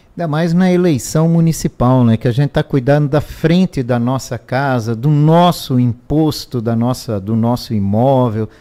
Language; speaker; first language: Portuguese; native; Portuguese